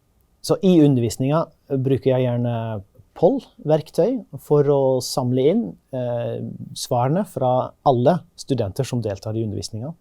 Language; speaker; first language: Norwegian; non-native, fluent; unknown